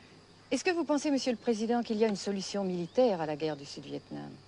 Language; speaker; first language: French; native; French